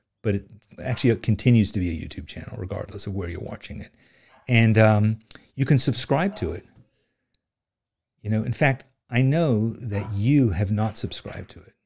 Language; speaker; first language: English; native; English